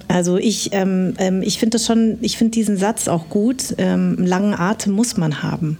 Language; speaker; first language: German; early bilingual, other home language; Vietnamese